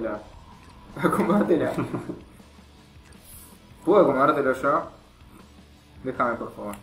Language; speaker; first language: Spanish; native; Spanish